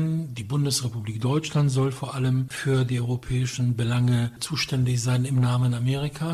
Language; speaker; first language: German; non-native, fluent; Polish